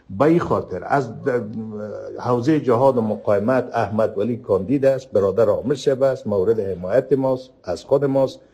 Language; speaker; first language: Persian; native; Persian